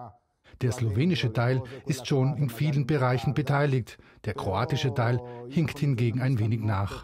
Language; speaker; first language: German; non-native, fluent; Italian